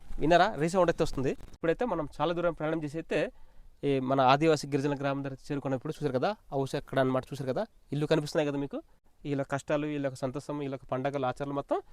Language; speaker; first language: Telugu; native; Telugu